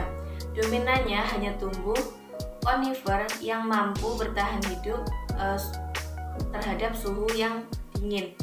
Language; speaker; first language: Indonesian; native; Indonesian